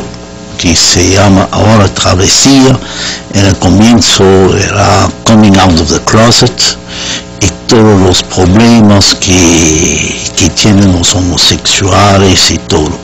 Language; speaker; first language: Spanish; non-native, learner; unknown